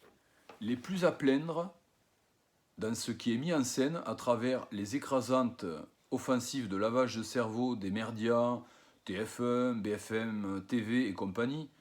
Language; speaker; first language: French; native; French